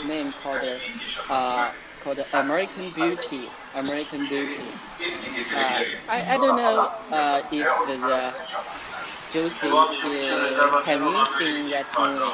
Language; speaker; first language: English; non-native, learner; Chinese